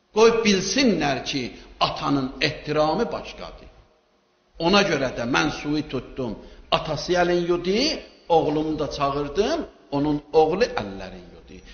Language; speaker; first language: Azerbaijani; native; Azerbaijani